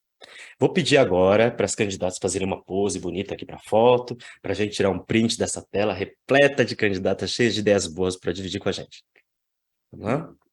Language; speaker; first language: Portuguese; native; Portuguese